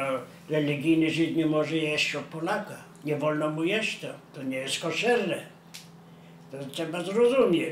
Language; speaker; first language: Polish; non-native, local second language; Yiddish